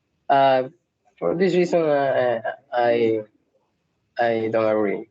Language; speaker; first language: English; non-native, learner; Spanish